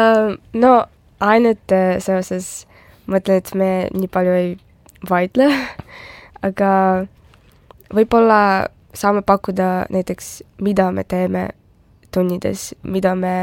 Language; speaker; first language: Estonian; non-native, local second language; Russian